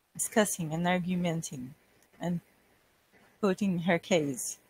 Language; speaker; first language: English; non-native, fluent; Portuguese